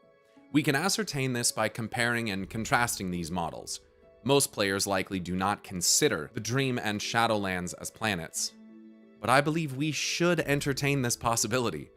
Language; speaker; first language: English; native; English